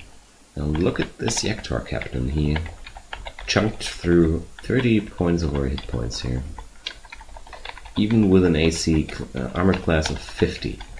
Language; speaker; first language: English; non-native, fluent; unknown